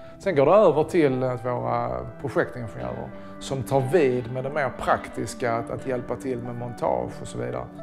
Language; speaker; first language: Swedish; native; Swedish